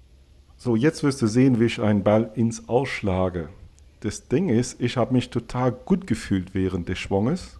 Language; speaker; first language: German; non-native, fluent; English